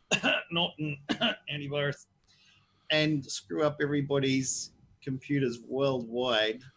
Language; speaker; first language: English; native; English